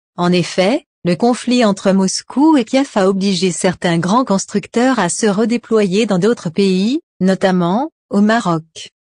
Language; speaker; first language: French; non-native, local second language; Arabic